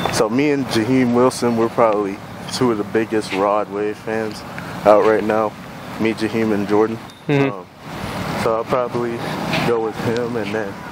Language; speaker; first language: English; native; English